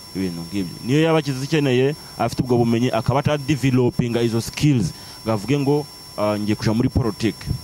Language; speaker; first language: Kinyarwanda; early bilingual, heritage; Kinyarwanda